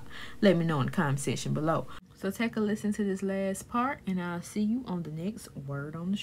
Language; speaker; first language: English; native; English